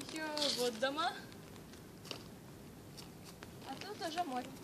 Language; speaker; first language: Russian; native; Russian